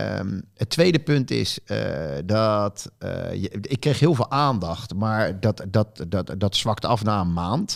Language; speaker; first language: Dutch; native; Dutch